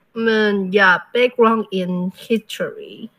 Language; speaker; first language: English; non-native, learner; Chinese